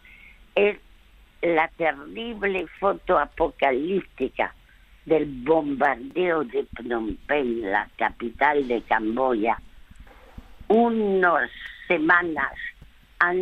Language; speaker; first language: Spanish; early bilingual, other home language; French